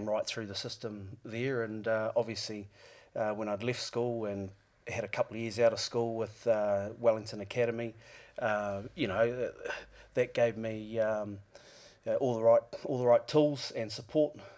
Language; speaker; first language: English; native; English